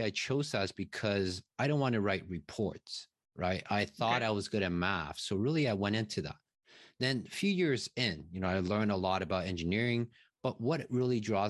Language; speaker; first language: English; non-native, fluent; Chinese